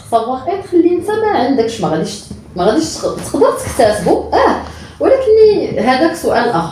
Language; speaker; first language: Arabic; native; Arabic